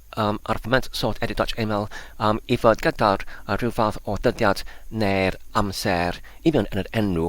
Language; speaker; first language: Welsh; non-native, learner; English